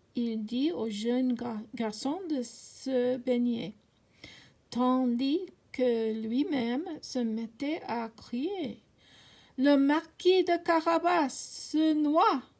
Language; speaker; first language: French; non-native, learner; English